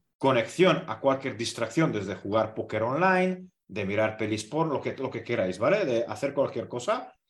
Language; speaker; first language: Spanish; non-native, fluent; Hungarian